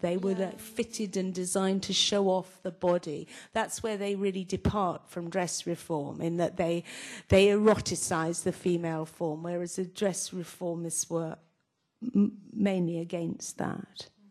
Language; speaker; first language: English; native; English